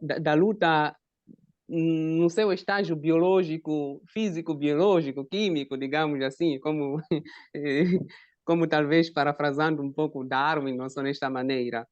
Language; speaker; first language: Portuguese; non-native, fluent; Italian